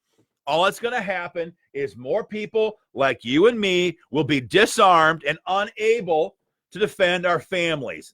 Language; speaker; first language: English; native; English